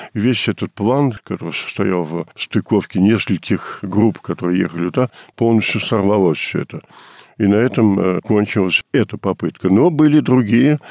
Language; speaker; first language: Russian; early bilingual, heritage; Russian